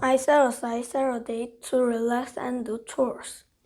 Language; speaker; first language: English; non-native, fluent; Korean